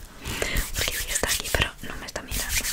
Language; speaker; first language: Spanish; non-native, learner; English